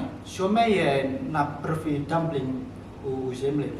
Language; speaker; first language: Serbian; non-native, learner; Indonesian